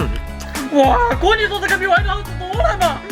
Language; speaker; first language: Chinese; native; Chinese